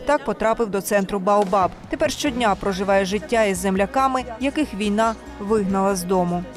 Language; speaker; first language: Ukrainian; native; Ukrainian